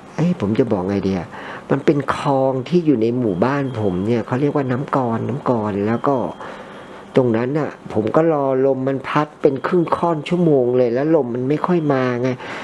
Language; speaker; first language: Thai; native; Thai